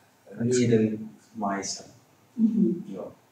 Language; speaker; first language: Finnish; non-native, learner; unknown